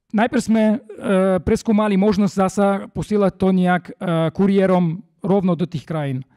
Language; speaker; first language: Slovak; non-native, fluent; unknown